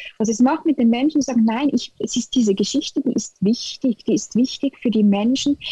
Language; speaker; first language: German; native; German